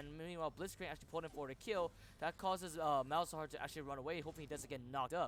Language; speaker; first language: English; native; English